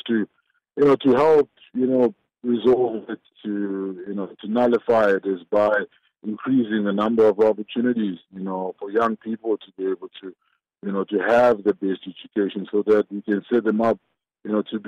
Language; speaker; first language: English; non-native, local second language; Shona